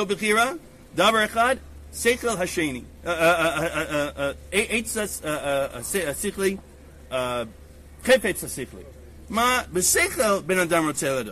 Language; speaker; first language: Hebrew; non-native, learner; English